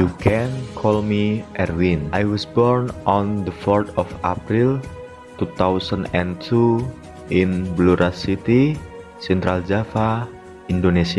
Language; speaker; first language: English; non-native, learner; Indonesian